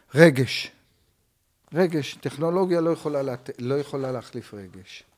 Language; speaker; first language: Hebrew; native; Hebrew